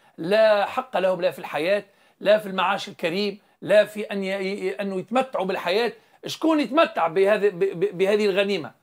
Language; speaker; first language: Arabic; native; Arabic